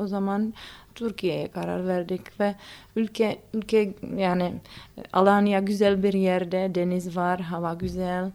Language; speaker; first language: Turkish; non-native, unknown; Czech